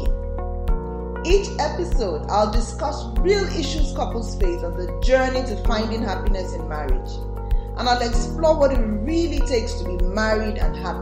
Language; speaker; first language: English; non-native, local second language; Yoruba